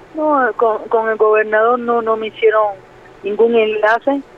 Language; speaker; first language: Spanish; native; Spanish